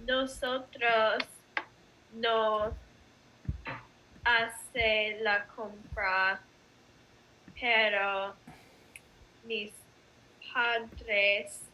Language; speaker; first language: Spanish; non-native, learner; English